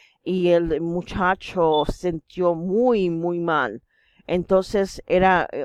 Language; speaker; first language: Spanish; non-native, fluent; English